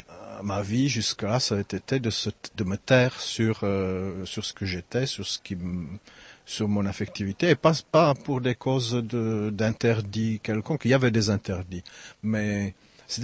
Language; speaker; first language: French; non-native, fluent; Czech